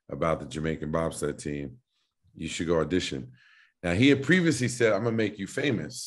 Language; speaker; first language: English; native; English